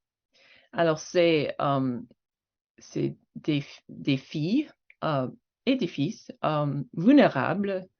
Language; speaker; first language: French; non-native, fluent; English